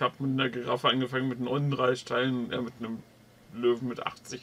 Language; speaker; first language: German; native; German